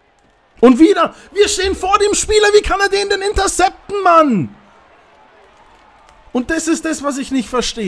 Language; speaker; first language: German; native; German